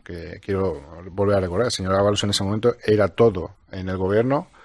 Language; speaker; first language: Spanish; native; Spanish